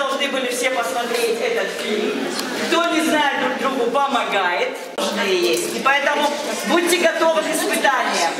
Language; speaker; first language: Russian; native; Russian